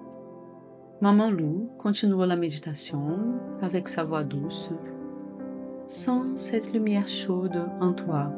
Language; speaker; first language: French; non-native, fluent; Portuguese